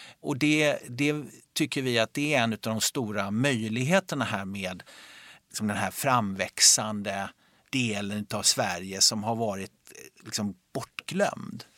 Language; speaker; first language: Swedish; native; Swedish